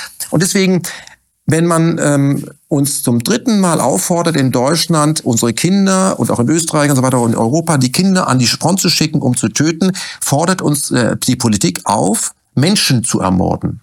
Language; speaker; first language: German; native; German